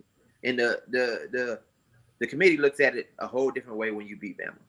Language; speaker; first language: English; native; English